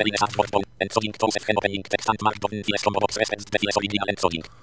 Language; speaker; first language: Polish; native; Polish